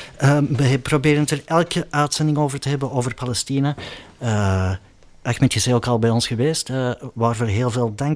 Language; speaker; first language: Dutch; native; Dutch